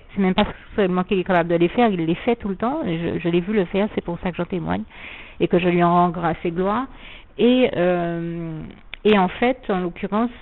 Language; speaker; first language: French; native; French